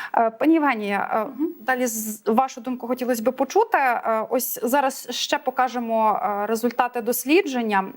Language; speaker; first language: Ukrainian; native; Ukrainian